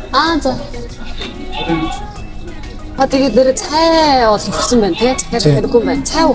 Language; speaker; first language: Mongolian; early bilingual, heritage; Mongolian